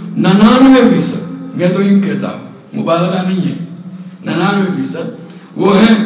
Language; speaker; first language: Urdu; native; Urdu